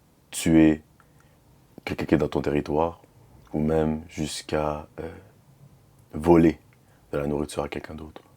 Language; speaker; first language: French; native; French